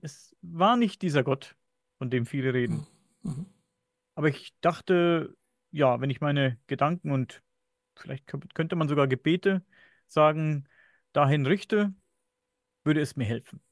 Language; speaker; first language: German; native; German